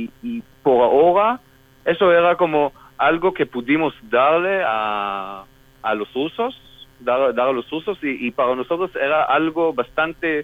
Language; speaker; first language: Spanish; non-native, fluent; Hebrew